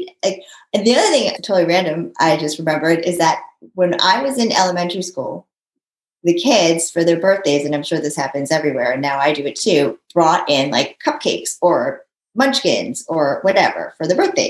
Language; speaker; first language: English; early bilingual, other home language; Japanese